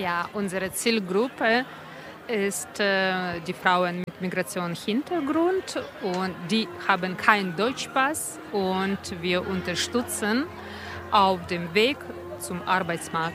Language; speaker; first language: German; non-native, learner; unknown